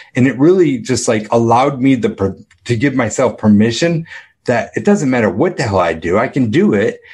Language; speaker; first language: English; native; English